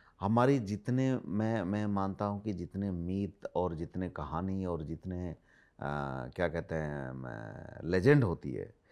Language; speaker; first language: Hindi; non-native, local second language; Odia